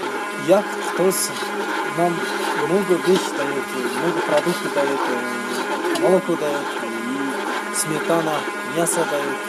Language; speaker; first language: Russian; non-native, local second language; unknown